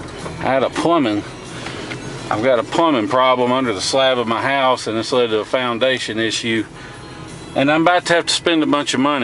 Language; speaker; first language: English; native; English